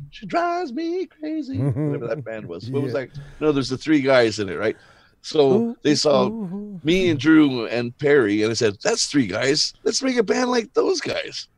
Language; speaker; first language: English; native; English